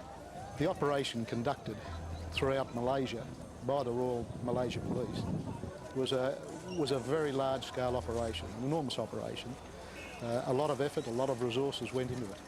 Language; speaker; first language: English; native; English